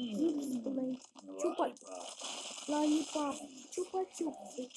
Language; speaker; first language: Russian; early bilingual, heritage; Russian